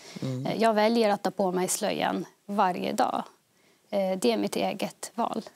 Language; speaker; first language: Swedish; early bilingual, other home language; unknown